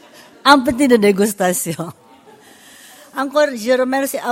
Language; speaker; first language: French; non-native, fluent; Indonesian